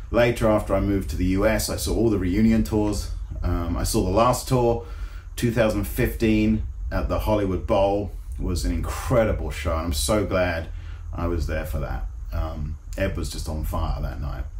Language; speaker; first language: English; native; English